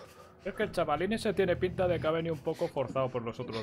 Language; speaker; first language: Spanish; native; Spanish